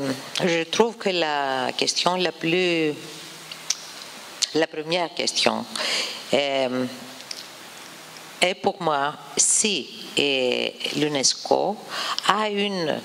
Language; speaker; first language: French; non-native, fluent; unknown